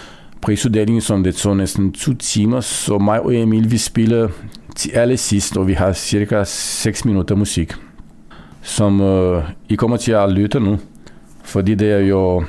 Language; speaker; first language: Danish; non-native, fluent; Romanian